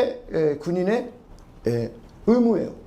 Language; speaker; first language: Korean; native; Korean